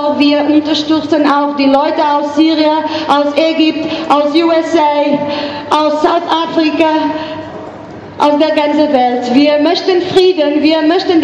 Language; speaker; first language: German; non-native, learner; Portuguese